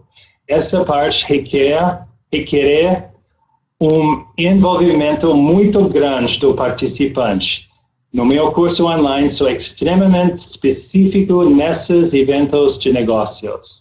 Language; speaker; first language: Portuguese; non-native, learner; English